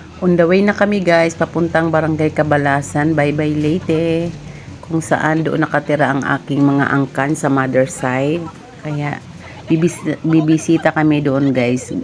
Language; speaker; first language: Filipino; non-native, local second language; Cebuano